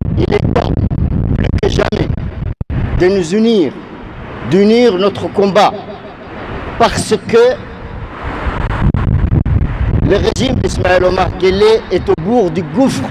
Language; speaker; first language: French; non-native, local second language; Afar